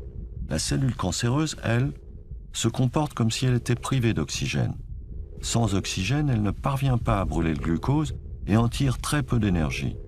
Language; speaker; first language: French; native; French